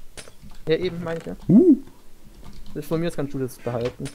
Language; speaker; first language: German; native; German